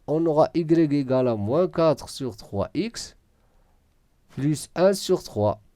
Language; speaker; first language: French; non-native, local second language; Arabic